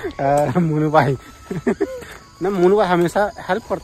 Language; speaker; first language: Hindi; non-native, local second language; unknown